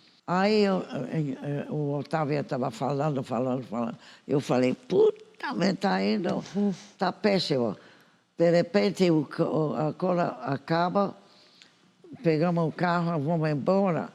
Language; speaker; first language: Portuguese; non-native, fluent; English